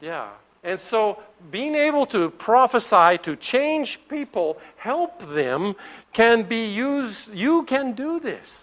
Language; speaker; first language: English; native; English